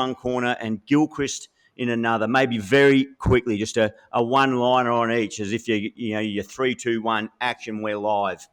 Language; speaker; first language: English; native; English